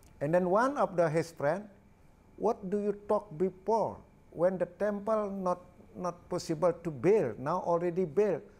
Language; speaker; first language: English; non-native, learner; Balinese